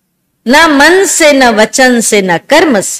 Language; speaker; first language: Hindi; native; Hindi